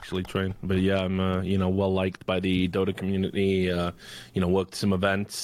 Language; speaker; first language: English; native; English